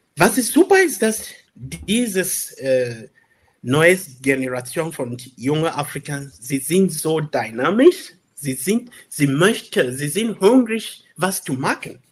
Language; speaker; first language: German; non-native, learner; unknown